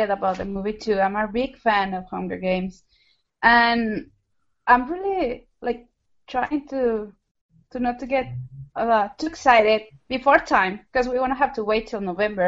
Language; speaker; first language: English; non-native, fluent; Spanish